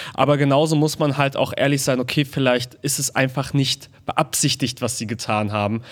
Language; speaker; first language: German; early bilingual, other home language; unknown